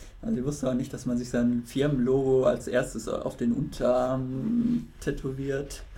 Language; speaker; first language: German; native; German